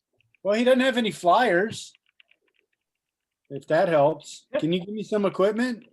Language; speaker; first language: English; native; English